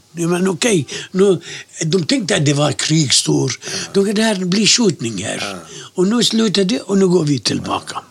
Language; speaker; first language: Swedish; non-native, fluent; Arabic